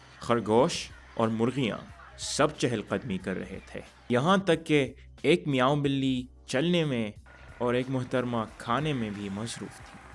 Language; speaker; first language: Urdu; early bilingual, heritage; Urdu